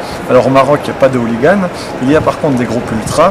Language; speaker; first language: French; native; French